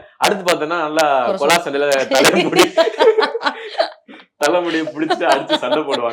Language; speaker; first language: Tamil; native; Tamil